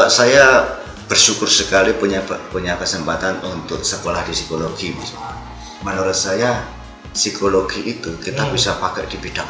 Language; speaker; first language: Indonesian; non-native, local second language; Javanese